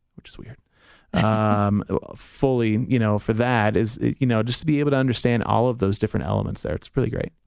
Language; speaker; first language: English; early bilingual, other home language; German